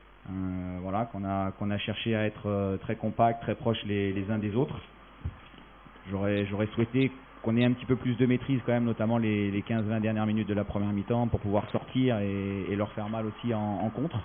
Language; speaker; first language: French; native; French